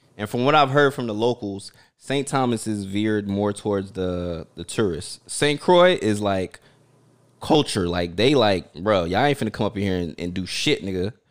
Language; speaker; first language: English; early bilingual, other home language; Haitian Creole